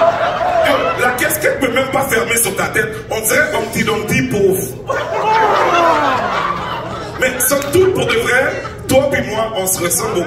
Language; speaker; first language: French; native; French